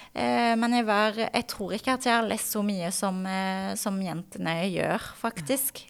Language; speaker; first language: Norwegian; non-native, fluent; French